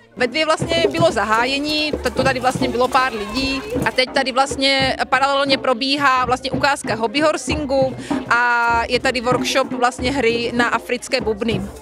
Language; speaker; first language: Czech; native; Czech